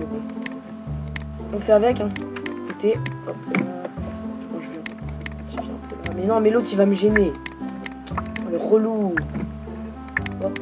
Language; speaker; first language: French; native; French